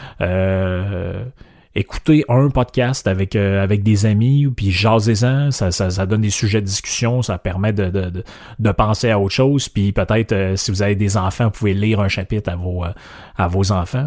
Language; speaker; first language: French; native; French